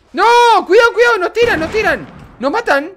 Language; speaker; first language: Spanish; native; Spanish